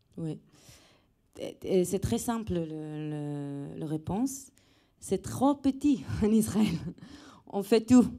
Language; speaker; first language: French; non-native, fluent; Hebrew